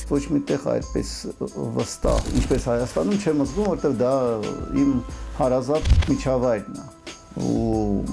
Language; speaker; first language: Armenian; non-native, local second language; Russian